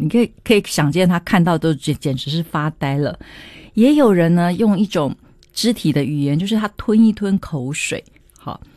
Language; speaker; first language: Chinese; native; Chinese